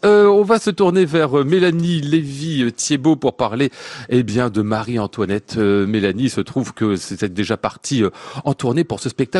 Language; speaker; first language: French; native; French